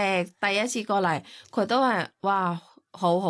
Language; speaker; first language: Cantonese; non-native, learner; Thai